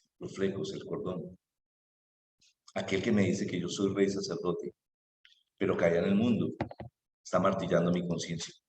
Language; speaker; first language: Spanish; native; Spanish